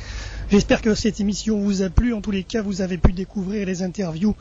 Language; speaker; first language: French; native; French